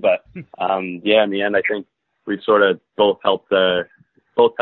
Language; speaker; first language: English; native; English